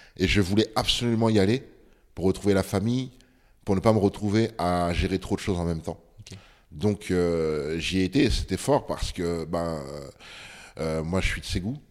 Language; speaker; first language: French; early bilingual, other home language; Bambara